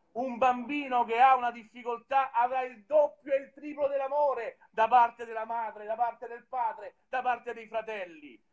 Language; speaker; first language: Italian; native; Italian